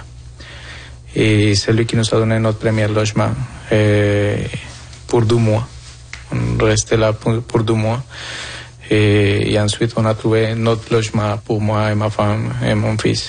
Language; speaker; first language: French; non-native, fluent; Spanish